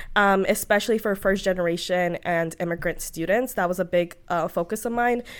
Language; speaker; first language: English; native; English